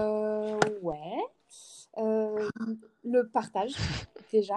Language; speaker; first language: French; native; French